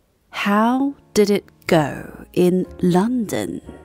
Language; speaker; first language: English; non-native, fluent; Korean